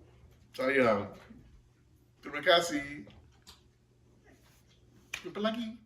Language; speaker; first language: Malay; non-native, learner; English